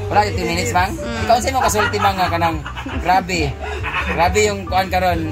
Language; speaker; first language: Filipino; non-native, local second language; Cebuano